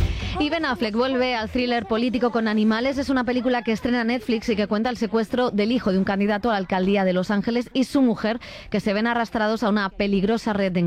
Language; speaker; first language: Spanish; native; Spanish